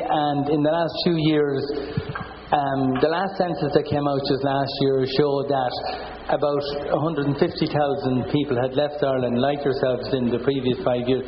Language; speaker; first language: English; native; English